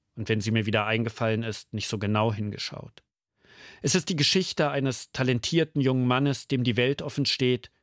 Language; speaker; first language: German; native; German